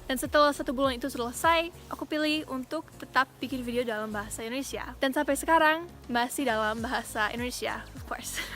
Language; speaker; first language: Indonesian; non-native, fluent; English